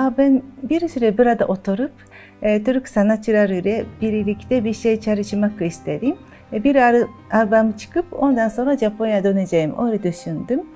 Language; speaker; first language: Turkish; non-native, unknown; Japanese